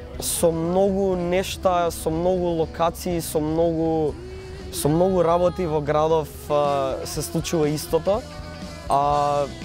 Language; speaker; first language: Macedonian; native; Macedonian